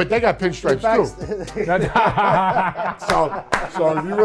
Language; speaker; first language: English; native; English